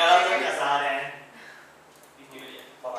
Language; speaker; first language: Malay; non-native, local second language; Chinese